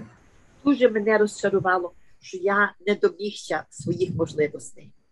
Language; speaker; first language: Ukrainian; early bilingual, heritage; Ukrainian